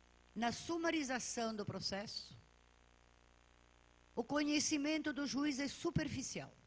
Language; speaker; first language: Portuguese; native; Portuguese